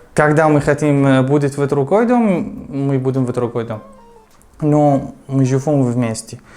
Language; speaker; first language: Russian; non-native, learner; Arabic